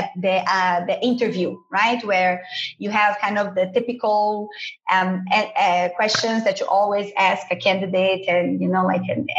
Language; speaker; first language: English; non-native, fluent; Portuguese